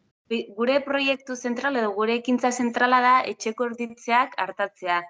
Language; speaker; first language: Basque; non-native, local second language; Spanish